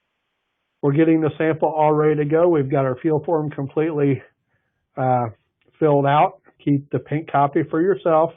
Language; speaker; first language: English; native; English